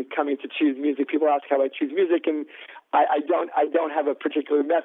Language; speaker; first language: English; native; English